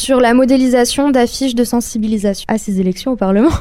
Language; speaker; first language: French; native; French